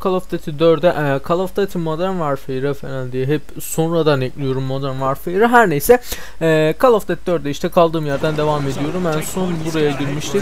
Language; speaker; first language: Turkish; native; Turkish